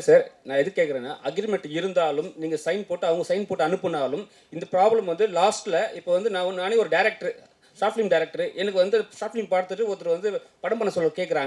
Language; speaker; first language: Tamil; native; Tamil